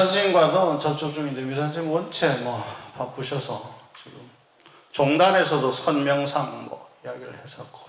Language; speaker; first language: Korean; native; Korean